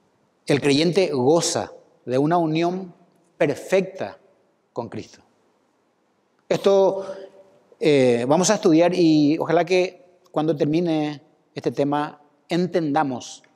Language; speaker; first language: Spanish; native; Spanish